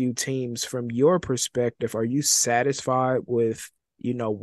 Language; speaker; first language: English; native; English